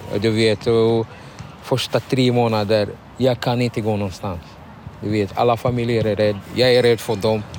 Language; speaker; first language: Swedish; non-native, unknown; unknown